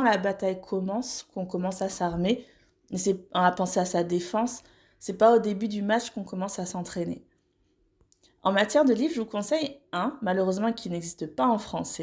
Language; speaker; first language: French; native; French